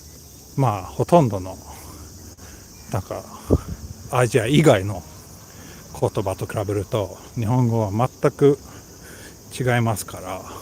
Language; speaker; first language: Japanese; non-native, learner; Swedish